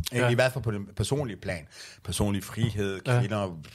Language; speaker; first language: Danish; non-native, fluent; Persian